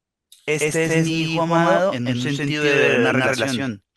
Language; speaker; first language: Spanish; native; Spanish